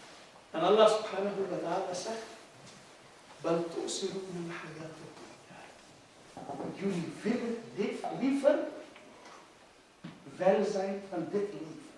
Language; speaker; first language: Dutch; non-native, fluent; Urdu